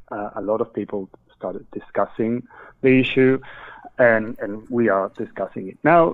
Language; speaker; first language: English; non-native, fluent; Spanish